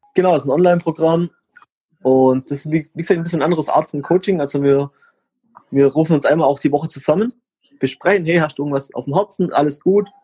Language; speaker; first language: German; native; German